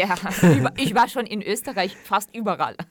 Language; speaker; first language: German; early bilingual, other home language; Central Kurdish